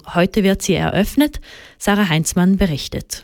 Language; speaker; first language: German; native; German